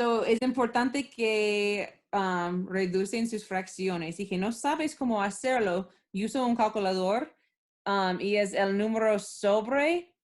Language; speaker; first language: Spanish; non-native, learner; English